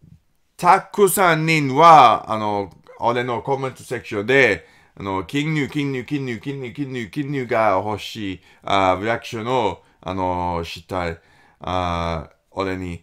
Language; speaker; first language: Japanese; non-native, learner; English